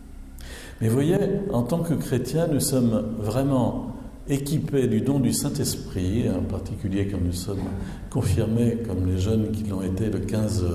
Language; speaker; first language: French; native; French